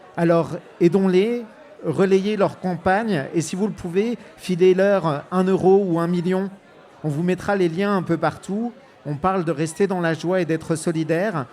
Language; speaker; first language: French; native; French